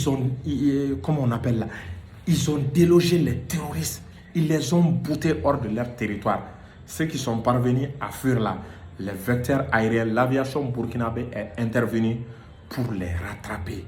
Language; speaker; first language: French; non-native, local second language; Bambara